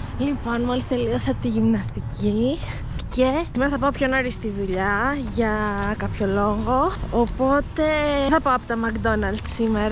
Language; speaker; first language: Greek; native; Greek